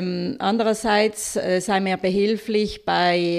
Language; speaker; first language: German; native; German